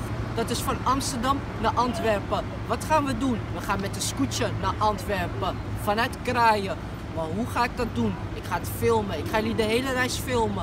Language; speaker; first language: Dutch; native; Dutch